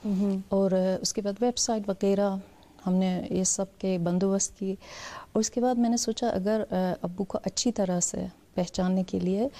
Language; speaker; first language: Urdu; non-native, fluent; Persian